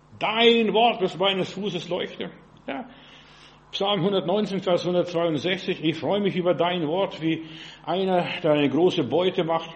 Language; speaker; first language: German; non-native, fluent; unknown